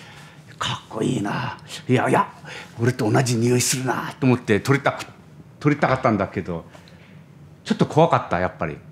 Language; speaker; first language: Japanese; non-native, fluent; Korean